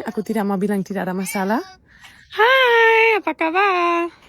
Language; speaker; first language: Indonesian; non-native, fluent; German